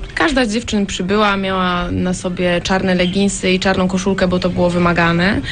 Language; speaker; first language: Polish; native; Polish